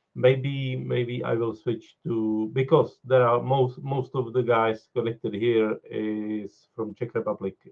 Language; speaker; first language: English; non-native, fluent; Czech